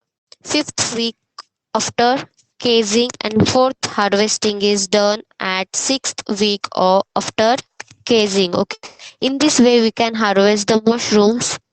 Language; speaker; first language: English; non-native, local second language; Hindi